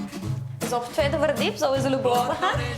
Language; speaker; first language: Dutch; non-native, learner; Romanian